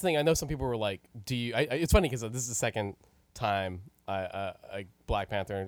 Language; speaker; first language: English; native; English